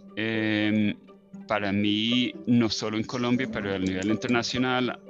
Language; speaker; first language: Spanish; non-native, fluent; English